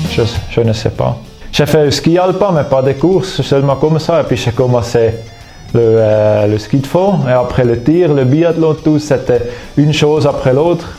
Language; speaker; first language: French; non-native, local second language; German